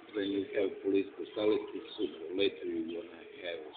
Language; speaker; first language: English; non-native, fluent; Croatian